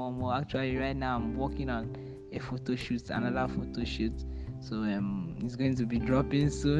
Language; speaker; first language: English; non-native, local second language; Igbo